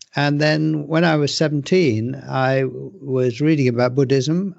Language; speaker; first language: English; native; English